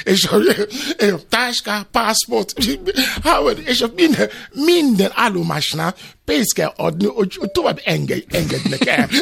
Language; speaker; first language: Hungarian; non-native, learner; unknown